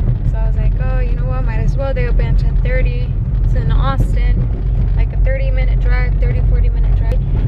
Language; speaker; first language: English; early bilingual, other home language; Spanish